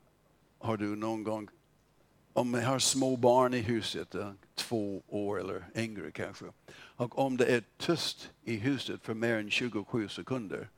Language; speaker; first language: Swedish; non-native, fluent; English